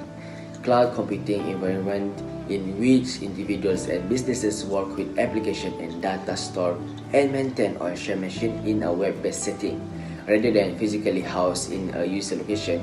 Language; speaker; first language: English; non-native, local second language; Malay